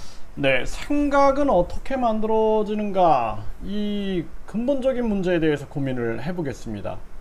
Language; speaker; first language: Korean; native; Korean